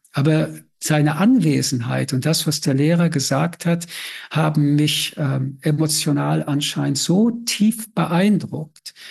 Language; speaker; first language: German; early bilingual, other home language; French